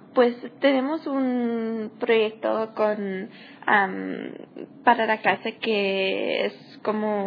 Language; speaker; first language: Spanish; non-native, learner; English